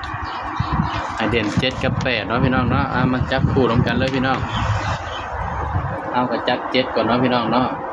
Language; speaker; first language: Thai; non-native, local second language; Northeastern Thai